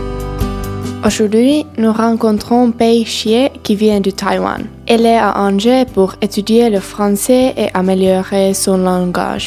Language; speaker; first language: French; non-native, learner; Finnish